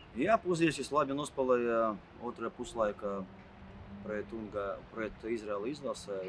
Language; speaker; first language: Latvian; non-native, local second language; Russian